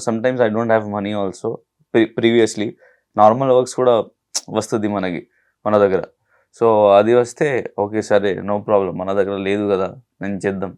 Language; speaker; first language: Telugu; non-native, local second language; Urdu